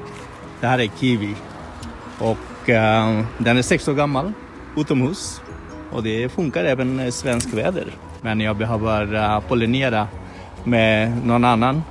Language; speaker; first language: Swedish; non-native, fluent; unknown